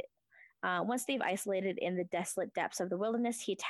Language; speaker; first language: English; native; English